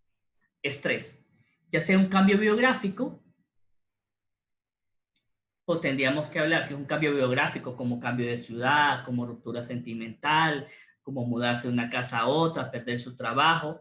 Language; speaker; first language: Spanish; native; Spanish